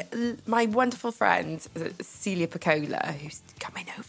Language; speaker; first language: English; native; English